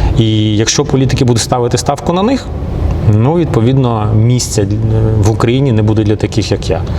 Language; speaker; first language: Ukrainian; non-native, local second language; Russian